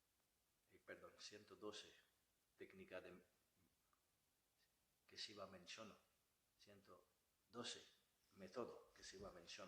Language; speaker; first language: Spanish; non-native, learner; Bangla